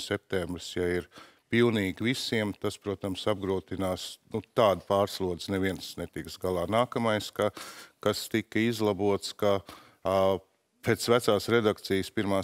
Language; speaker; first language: Latvian; native; Latvian